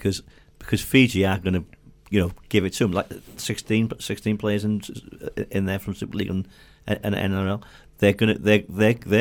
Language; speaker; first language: English; native; English